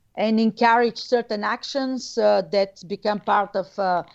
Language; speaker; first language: English; non-native, fluent; Bulgarian